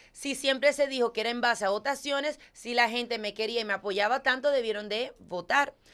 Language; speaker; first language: Spanish; early bilingual, heritage; Spanish